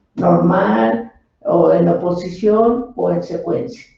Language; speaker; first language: Spanish; native; Spanish